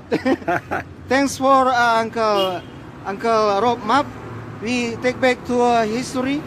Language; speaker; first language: English; non-native, learner; Indonesian